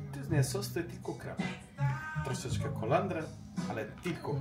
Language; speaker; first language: Polish; non-native, learner; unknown